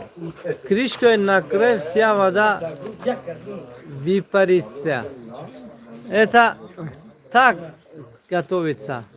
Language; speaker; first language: Russian; non-native, local second language; Tajik